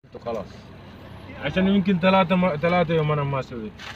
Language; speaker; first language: Arabic; non-native, learner; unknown